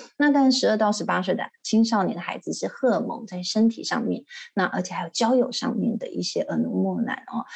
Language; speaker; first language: Chinese; native; Chinese